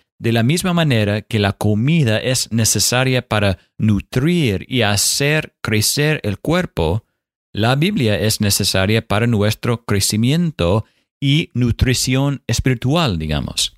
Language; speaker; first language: Spanish; non-native, fluent; English